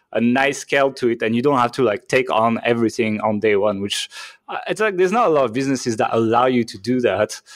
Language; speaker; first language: English; non-native, fluent; French